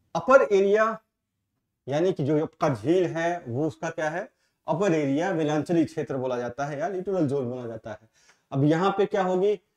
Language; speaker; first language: Hindi; native; Hindi